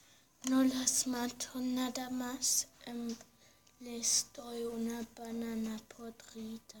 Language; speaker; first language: Spanish; early bilingual, heritage; Spanish